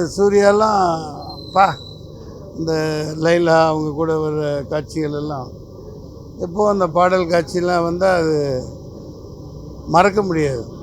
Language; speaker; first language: Tamil; native; Tamil